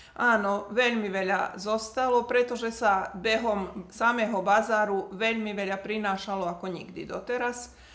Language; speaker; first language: Slovak; native; Slovak